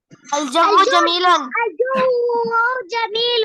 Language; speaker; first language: Arabic; non-native, learner; Urdu